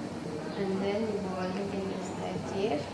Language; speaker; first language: English; non-native, learner; Indonesian